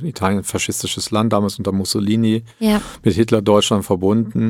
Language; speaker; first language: German; early bilingual, other home language; Italian